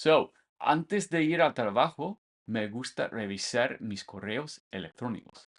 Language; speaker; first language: Spanish; non-native, fluent; English